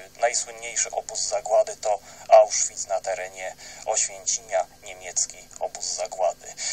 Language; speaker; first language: Polish; native; Polish